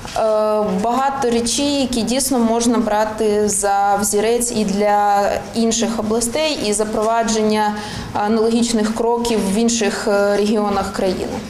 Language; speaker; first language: Ukrainian; native; Ukrainian